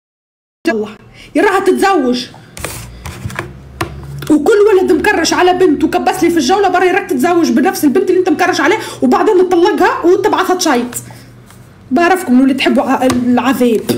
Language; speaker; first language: Arabic; native; Arabic